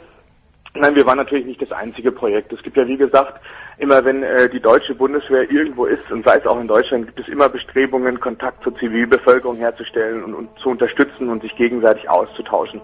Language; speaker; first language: German; native; German